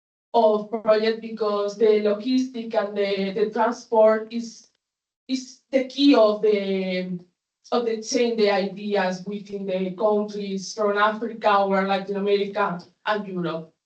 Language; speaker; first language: English; non-native, fluent; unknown